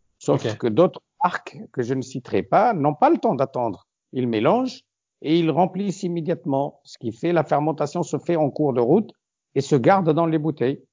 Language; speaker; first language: French; non-native, local second language; Arabic